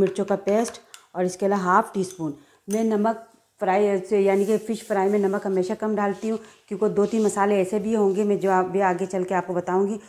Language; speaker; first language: Urdu; native; Urdu